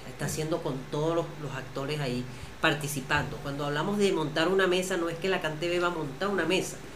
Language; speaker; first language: Spanish; native; Spanish